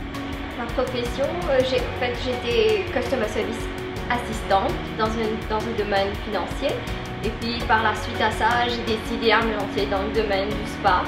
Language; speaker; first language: French; non-native, local second language; Morisyen